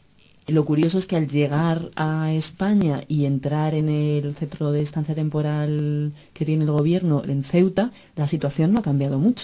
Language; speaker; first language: Spanish; native; Spanish